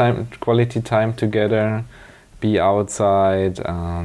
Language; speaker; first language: English; non-native, fluent; German